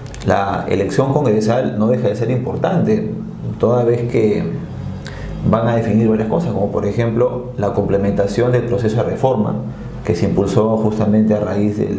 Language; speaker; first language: Spanish; native; Spanish